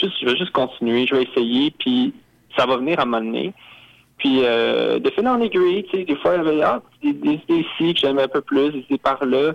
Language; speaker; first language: French; native; French